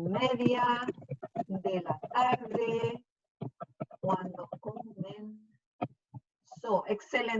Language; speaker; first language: Spanish; non-native, fluent; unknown